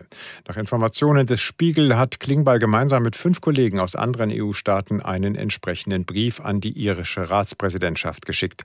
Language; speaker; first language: German; native; German